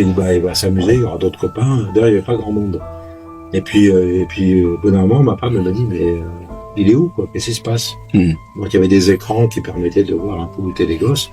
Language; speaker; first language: French; native; French